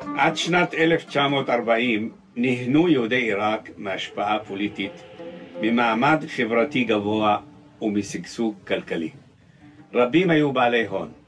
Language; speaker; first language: Hebrew; early bilingual, other home language; Arabic